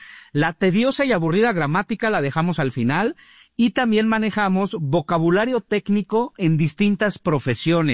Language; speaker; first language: Spanish; native; Spanish